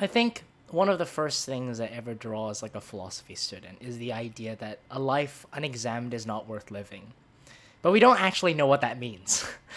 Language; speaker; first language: English; non-native, local second language; Cantonese